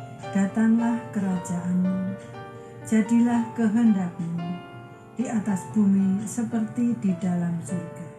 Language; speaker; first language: Indonesian; native; Indonesian